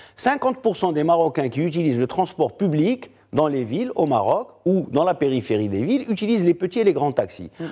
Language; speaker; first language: French; non-native, local second language; Arabic